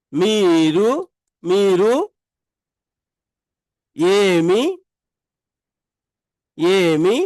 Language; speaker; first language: Telugu; non-native, local second language; Urdu